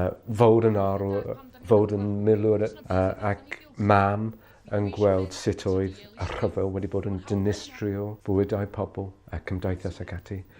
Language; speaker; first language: Welsh; non-native, fluent; English